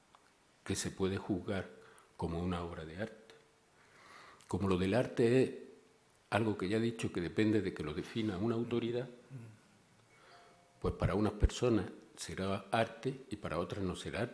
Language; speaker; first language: Spanish; native; Spanish